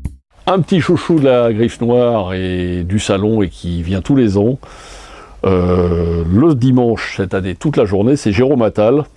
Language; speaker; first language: French; native; French